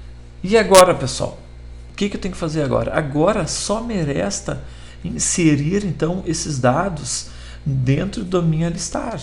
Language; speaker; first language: Portuguese; native; Portuguese